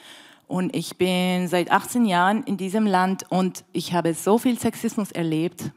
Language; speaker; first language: German; non-native, fluent; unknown